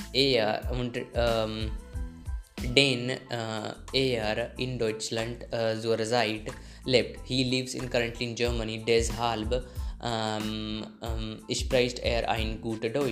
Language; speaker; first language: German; non-native, learner; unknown